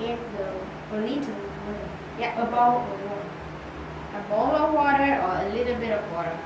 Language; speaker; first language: English; non-native, learner; Vietnamese